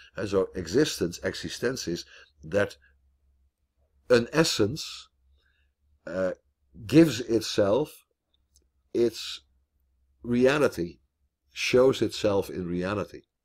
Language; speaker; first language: English; non-native, fluent; Dutch